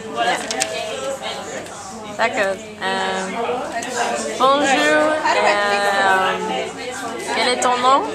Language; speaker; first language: French; non-native, learner; English